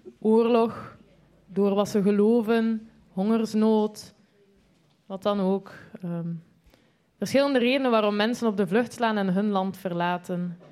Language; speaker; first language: Dutch; native; Dutch